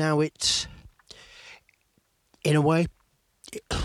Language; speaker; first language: English; native; English